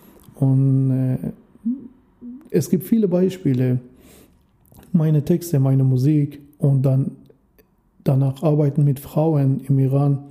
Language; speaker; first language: German; non-native, learner; Persian